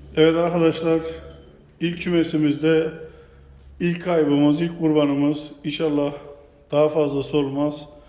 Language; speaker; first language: Turkish; native; Turkish